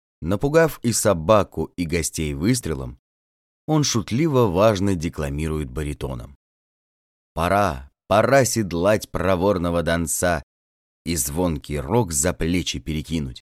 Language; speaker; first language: Russian; native; Russian